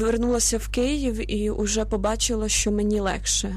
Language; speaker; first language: Ukrainian; native; Ukrainian